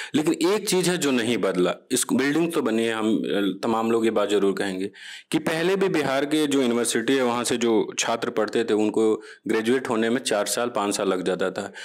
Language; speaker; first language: Hindi; native; Hindi